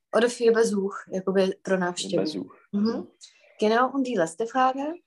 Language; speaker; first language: German; non-native, fluent; Czech